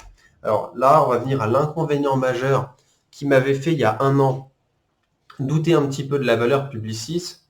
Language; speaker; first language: French; native; French